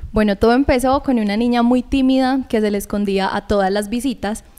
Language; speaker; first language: Spanish; native; Spanish